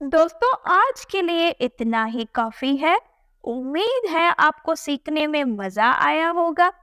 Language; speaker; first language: Hindi; non-native, local second language; Kannada